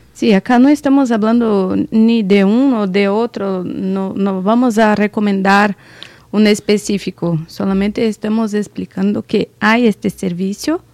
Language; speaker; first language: Spanish; non-native, learner; Portuguese